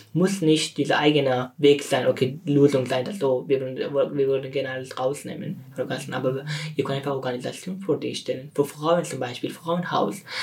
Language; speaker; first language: German; non-native, learner; Persian